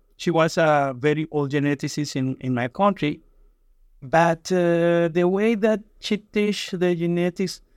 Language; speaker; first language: English; non-native, fluent; Spanish